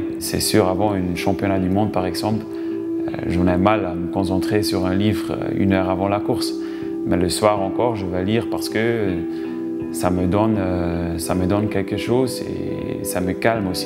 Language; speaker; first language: French; non-native, local second language; German